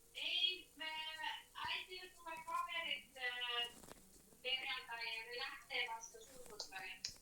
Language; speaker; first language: Finnish; non-native, learner; Estonian